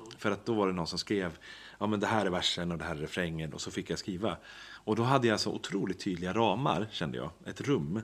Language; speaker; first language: Swedish; native; Swedish